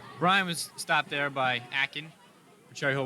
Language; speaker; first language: English; native; English